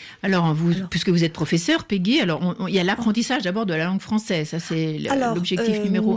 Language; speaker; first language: French; native; French